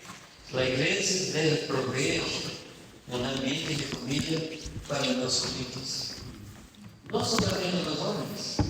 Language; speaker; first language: Spanish; non-native, fluent; Portuguese